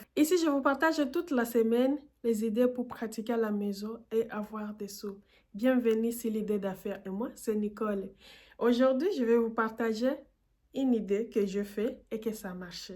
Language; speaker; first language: French; non-native, fluent; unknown